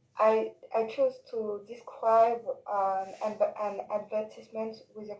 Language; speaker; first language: English; non-native, learner; French